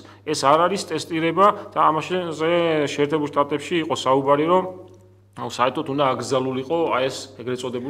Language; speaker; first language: Georgian; native; Georgian